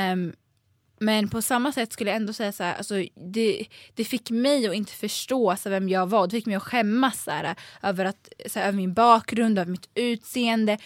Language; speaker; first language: Swedish; native; Swedish